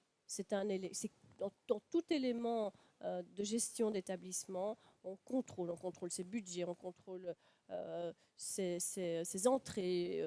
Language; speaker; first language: French; native; French